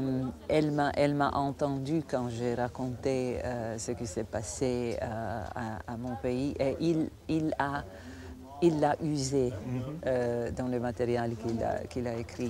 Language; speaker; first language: French; non-native, fluent; Croatian